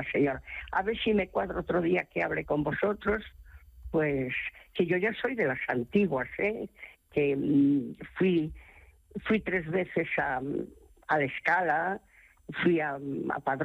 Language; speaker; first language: Spanish; native; Spanish